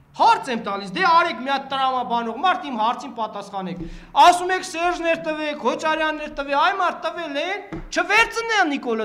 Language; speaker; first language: Armenian; native; Armenian